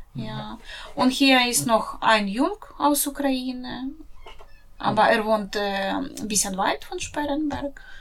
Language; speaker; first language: German; non-native, learner; Russian